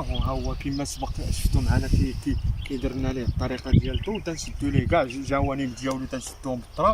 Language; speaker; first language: Arabic; native; Arabic